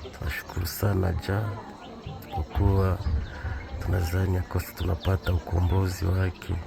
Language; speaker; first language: Swahili; native; Swahili